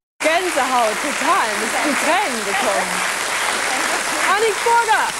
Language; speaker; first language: German; native; German